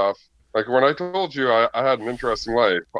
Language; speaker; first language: English; native; English